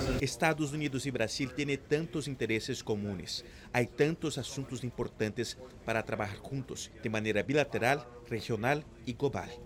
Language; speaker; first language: Portuguese; non-native, fluent; Spanish